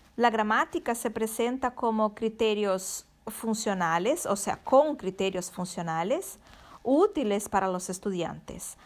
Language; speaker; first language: Spanish; non-native, fluent; Portuguese